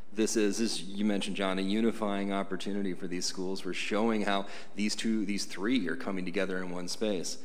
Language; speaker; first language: English; native; English